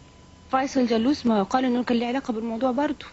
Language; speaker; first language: Arabic; native; Arabic